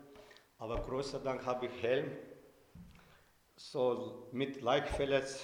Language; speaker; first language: German; non-native, learner; Turkish